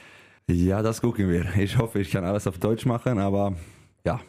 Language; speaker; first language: German; non-native, learner; Swedish